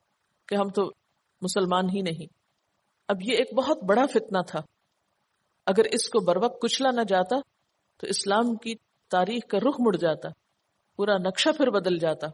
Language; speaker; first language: Urdu; native; Urdu